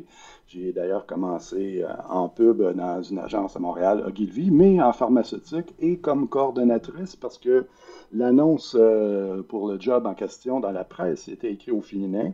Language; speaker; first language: French; native; French